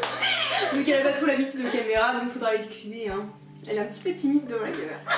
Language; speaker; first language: French; native; French